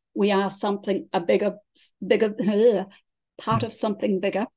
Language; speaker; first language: English; native; English